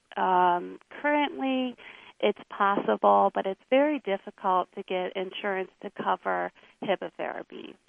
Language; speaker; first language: English; native; English